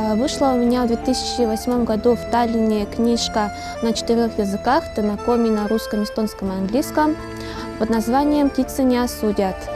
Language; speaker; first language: Russian; non-native, local second language; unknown